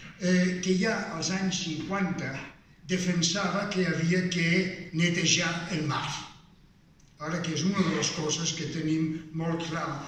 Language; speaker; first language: Catalan; non-native, fluent; Danish